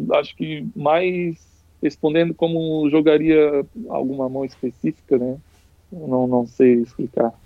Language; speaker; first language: Portuguese; native; Portuguese